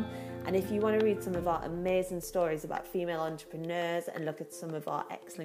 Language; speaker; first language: English; native; English